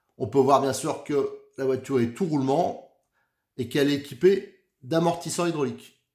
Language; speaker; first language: French; native; French